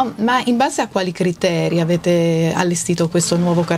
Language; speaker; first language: Italian; native; Italian